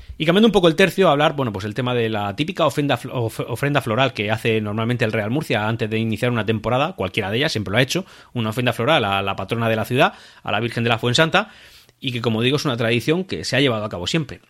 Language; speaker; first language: Spanish; native; Spanish